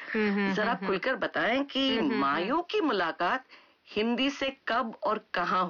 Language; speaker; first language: Hindi; native; Hindi